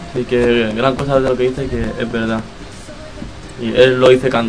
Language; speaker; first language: Spanish; non-native, learner; Arabic